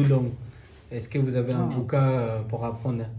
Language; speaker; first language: French; non-native, learner; Bangla